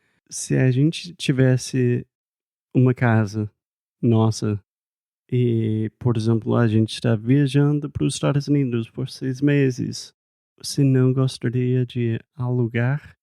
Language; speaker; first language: Portuguese; non-native, fluent; English